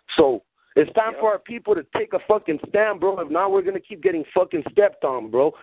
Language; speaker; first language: English; early bilingual, other home language; Spanish